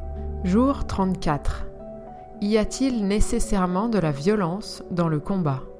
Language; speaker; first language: French; native; French